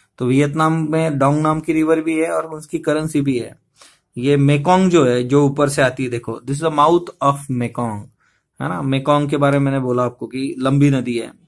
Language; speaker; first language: Hindi; non-native, local second language; Marathi